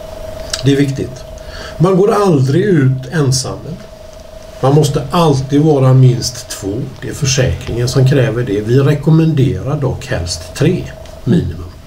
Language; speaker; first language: Swedish; native; Swedish